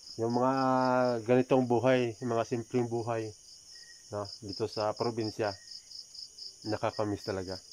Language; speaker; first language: Filipino; non-native, local second language; Hiligaynon